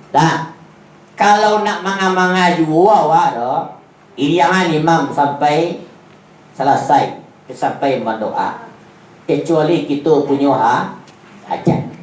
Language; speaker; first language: Malay; non-native, local second language; Minangkabau